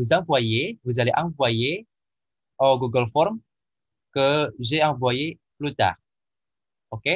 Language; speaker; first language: French; non-native, learner; Indonesian